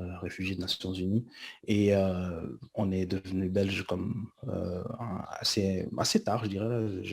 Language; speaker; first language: French; early bilingual, other home language; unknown